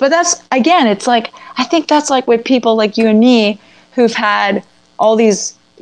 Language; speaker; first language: English; native; English